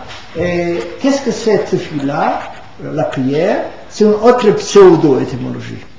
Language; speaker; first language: French; non-native, fluent; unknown